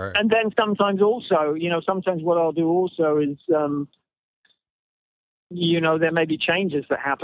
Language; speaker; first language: English; native; English